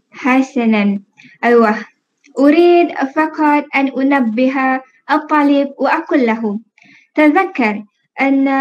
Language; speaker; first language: Arabic; non-native, fluent; Malay